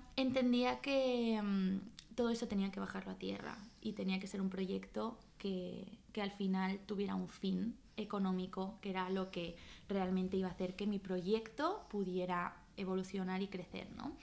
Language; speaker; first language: Spanish; native; Spanish